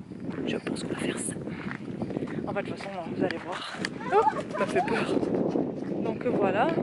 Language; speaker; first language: French; native; French